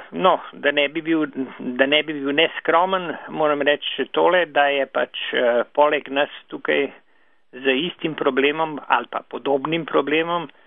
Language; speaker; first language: Slovenian; non-native, local second language; Serbian